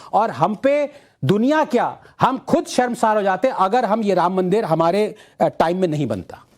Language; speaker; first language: Hindi; non-native, local second language; Tamil